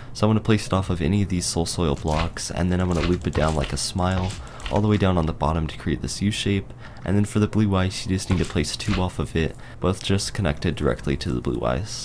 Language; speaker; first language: English; native; English